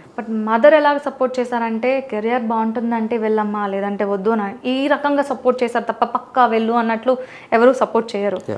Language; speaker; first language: Telugu; native; Telugu